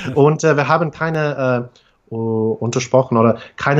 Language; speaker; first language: German; non-native, fluent; English